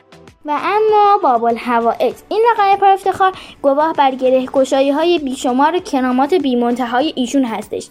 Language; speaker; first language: Persian; native; Persian